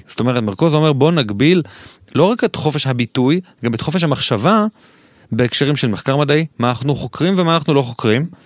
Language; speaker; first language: Hebrew; native; Hebrew